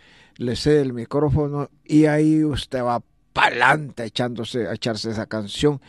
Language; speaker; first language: Spanish; native; Spanish